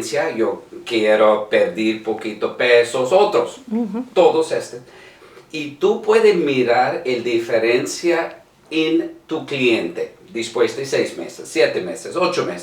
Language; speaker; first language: Spanish; non-native, learner; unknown